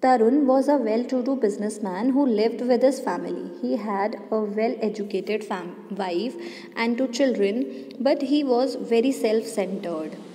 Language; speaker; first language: English; non-native, local second language; Hindi